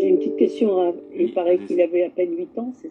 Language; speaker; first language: French; native; French